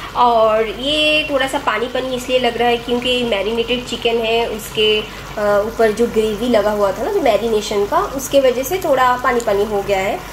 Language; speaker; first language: Hindi; non-native, local second language; Bangla